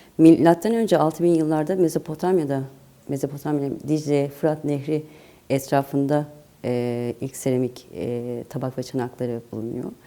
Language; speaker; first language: Turkish; native; Turkish